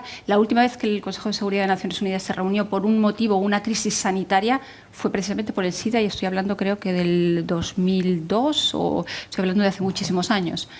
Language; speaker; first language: Spanish; native; Spanish